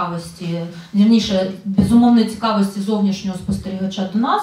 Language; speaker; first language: Ukrainian; native; Ukrainian